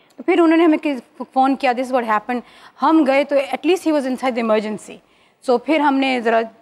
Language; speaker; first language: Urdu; native; Urdu